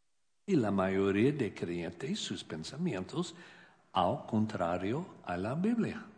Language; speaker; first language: Spanish; non-native, learner; English